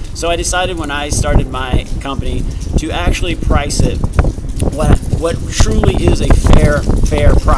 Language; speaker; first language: English; native; English